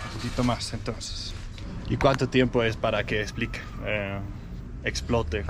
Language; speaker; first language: Spanish; non-native, learner; Danish